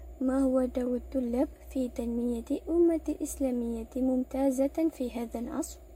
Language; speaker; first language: Arabic; non-native, learner; Malay